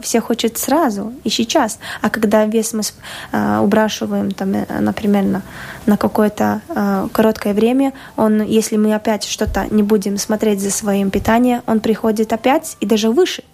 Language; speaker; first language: Russian; non-native, local second language; Latvian